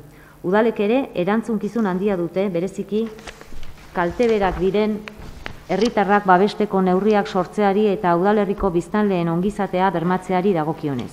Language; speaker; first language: Basque; native; Basque